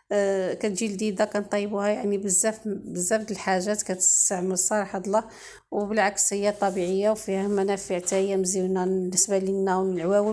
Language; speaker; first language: Arabic; native; Arabic